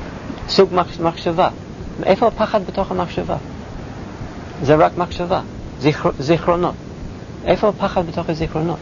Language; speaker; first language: Hebrew; non-native, fluent; English